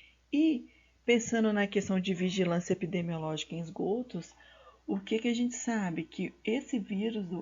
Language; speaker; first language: Portuguese; native; Portuguese